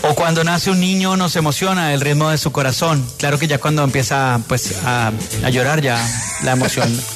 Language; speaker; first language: Spanish; native; Spanish